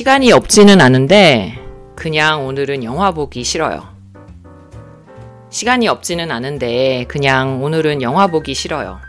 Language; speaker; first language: Korean; non-native, learner; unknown